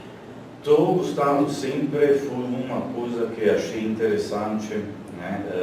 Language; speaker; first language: Portuguese; non-native, fluent; Slovenian